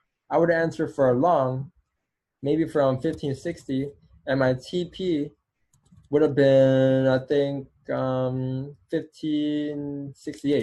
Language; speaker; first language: English; native; English